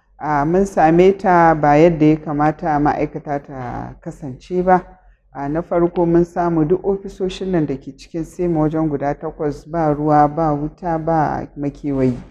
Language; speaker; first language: Hausa; native; Hausa